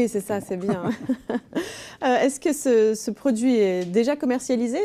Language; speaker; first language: French; native; French